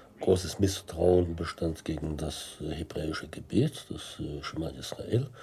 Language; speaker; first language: German; native; German